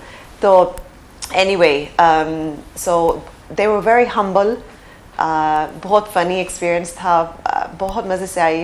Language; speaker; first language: Hindi; early bilingual, heritage; English